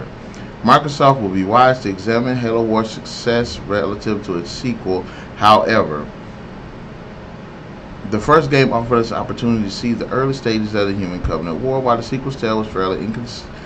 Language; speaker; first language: English; native; English